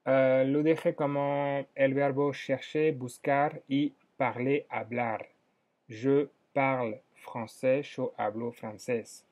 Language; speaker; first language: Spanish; non-native, fluent; French